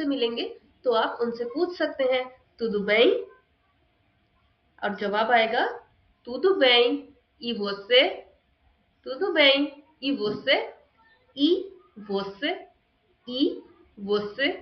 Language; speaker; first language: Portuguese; non-native, fluent; Hindi